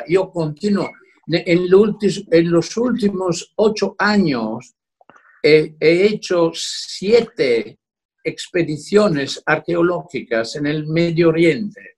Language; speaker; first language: Spanish; non-native, fluent; Italian